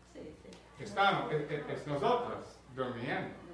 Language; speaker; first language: Spanish; non-native, learner; English